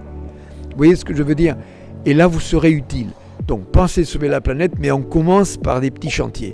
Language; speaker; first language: French; native; French